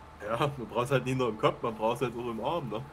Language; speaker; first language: German; native; German